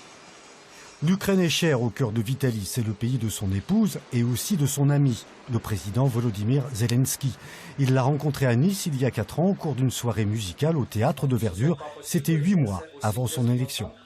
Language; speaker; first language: French; native; French